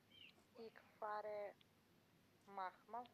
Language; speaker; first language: German; non-native, learner; Macedonian